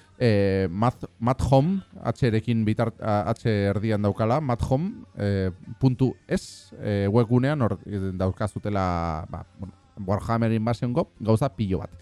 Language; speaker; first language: Basque; non-native, local second language; Spanish